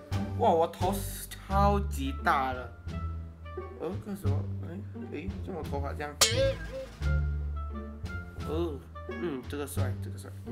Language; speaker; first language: Chinese; early bilingual, heritage; Chinese